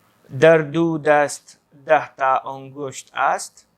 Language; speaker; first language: Persian; non-native, fluent; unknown